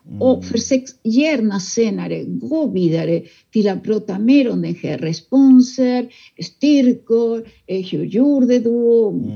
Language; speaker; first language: Swedish; non-native, fluent; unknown